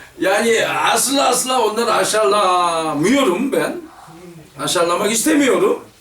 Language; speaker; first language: Turkish; non-native, fluent; Korean